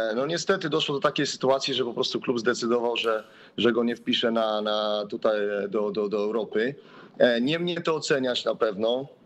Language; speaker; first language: Polish; native; Polish